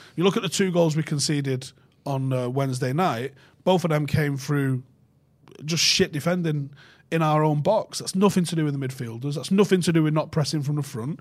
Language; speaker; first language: English; native; English